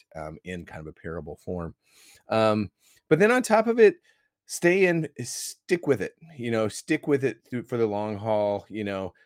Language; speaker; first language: English; native; English